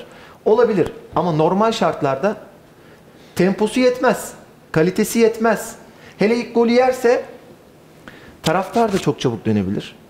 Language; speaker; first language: Turkish; native; Turkish